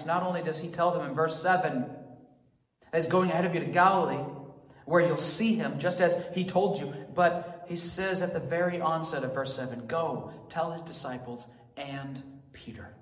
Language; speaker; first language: English; native; English